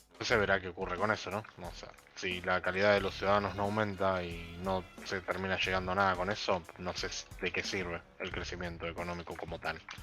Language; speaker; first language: Spanish; native; Spanish